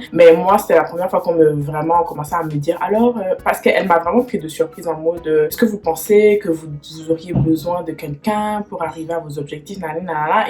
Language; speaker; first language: French; native; French